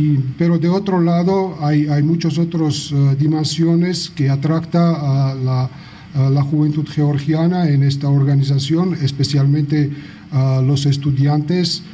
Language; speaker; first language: Spanish; non-native, fluent; Georgian